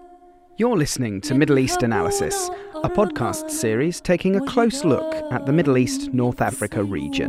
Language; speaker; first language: English; native; English